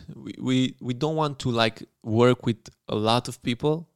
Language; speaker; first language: English; non-native, fluent; Romanian